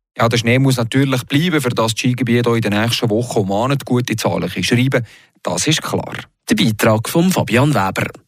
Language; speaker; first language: German; native; German